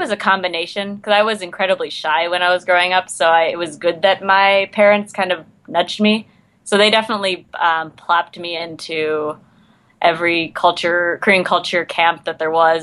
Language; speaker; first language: English; native; English